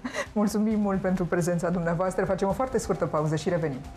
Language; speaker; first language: Romanian; native; Romanian